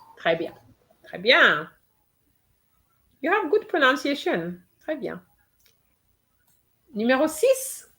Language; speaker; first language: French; non-native, fluent; English